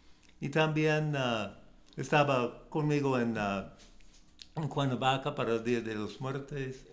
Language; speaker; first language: Spanish; non-native, learner; English